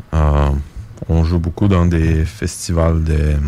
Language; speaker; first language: French; non-native, fluent; Bulgarian